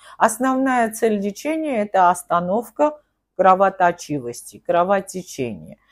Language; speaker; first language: Russian; non-native, local second language; Armenian